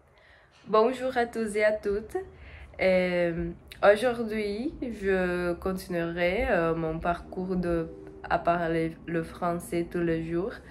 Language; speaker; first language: French; non-native, learner; Portuguese